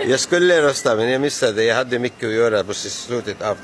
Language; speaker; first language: Swedish; non-native, learner; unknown